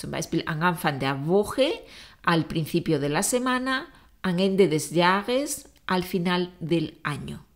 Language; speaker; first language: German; non-native, fluent; Spanish